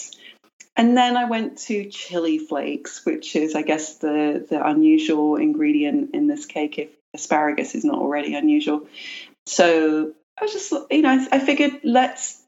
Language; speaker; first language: English; native; English